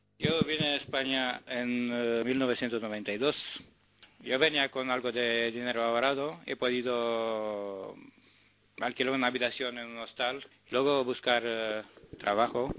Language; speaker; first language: Spanish; non-native, fluent; Romanian